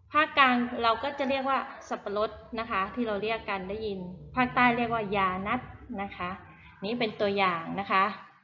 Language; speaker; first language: Thai; native; Thai